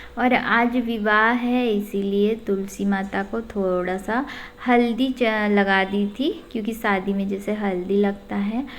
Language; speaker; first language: Hindi; non-native, local second language; Odia